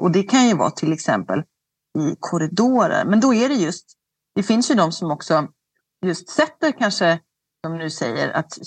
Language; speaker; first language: Swedish; native; Swedish